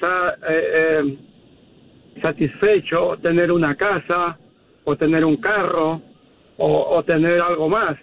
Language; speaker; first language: Spanish; native; Spanish